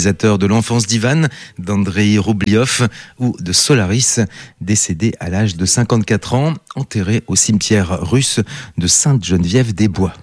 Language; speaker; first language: French; native; French